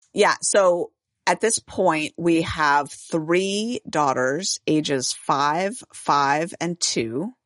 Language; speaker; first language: English; native; English